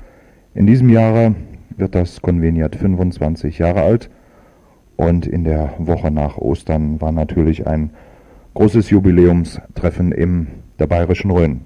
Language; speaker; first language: German; native; German